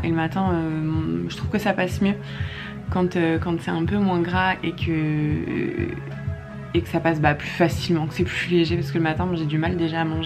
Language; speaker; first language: French; native; French